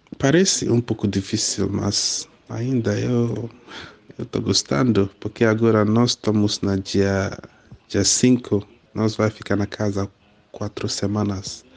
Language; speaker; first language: Portuguese; non-native, learner; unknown